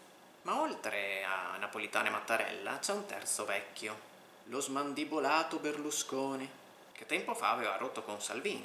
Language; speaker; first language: Italian; native; Italian